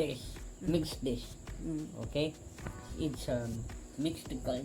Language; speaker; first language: English; non-native, local second language; Tamil